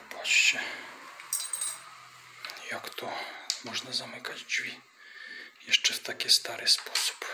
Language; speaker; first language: Polish; non-native, fluent; Russian